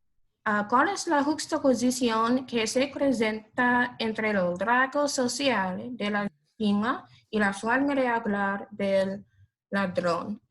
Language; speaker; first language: Spanish; non-native, learner; English